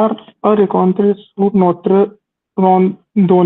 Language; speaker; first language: French; non-native, learner; Hindi